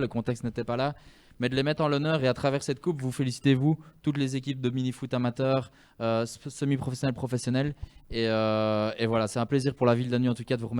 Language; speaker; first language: French; native; French